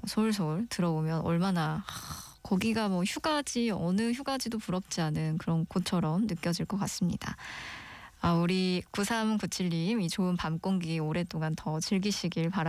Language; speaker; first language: Korean; native; Korean